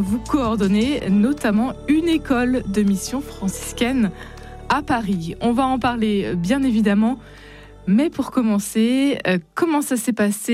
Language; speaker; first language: French; native; French